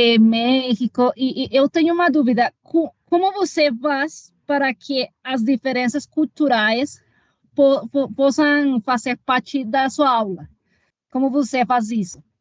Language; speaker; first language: Portuguese; non-native, learner; Spanish